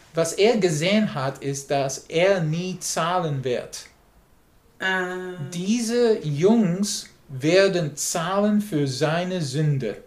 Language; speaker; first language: German; non-native, learner; English